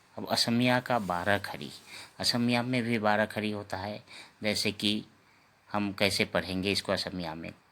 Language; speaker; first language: Hindi; non-native, local second language; Assamese